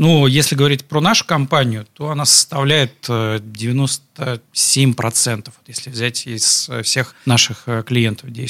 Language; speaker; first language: Russian; native; Russian